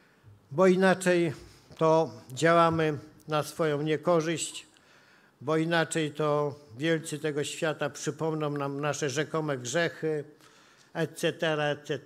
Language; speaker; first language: Polish; native; Polish